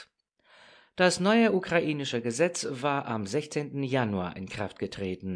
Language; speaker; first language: German; non-native, fluent; Romanian